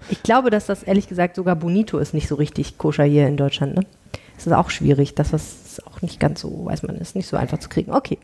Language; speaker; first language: German; native; German